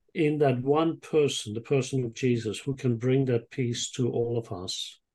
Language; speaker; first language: English; non-native, fluent; Dutch